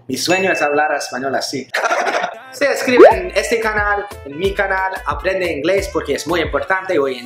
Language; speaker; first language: Spanish; non-native, learner; English